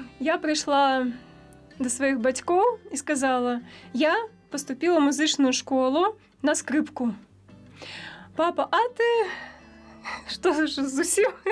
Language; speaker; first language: Belarusian; native; Belarusian